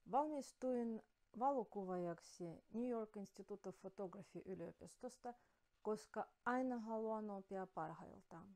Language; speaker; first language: Finnish; non-native, fluent; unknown